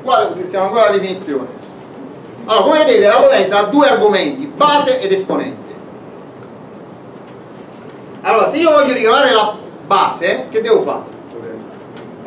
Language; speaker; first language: Italian; native; Italian